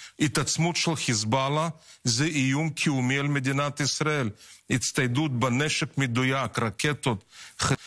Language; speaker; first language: Hebrew; non-native, fluent; Russian